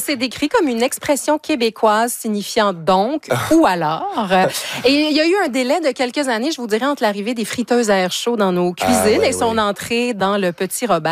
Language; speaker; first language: French; native; French